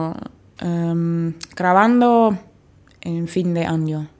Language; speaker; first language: Spanish; non-native, learner; Finnish